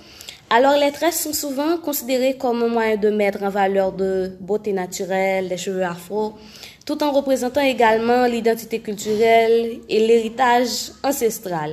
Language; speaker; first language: French; non-native, local second language; Haitian Creole